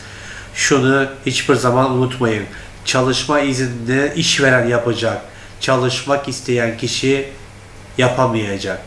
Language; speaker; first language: Turkish; non-native, fluent; Turkmen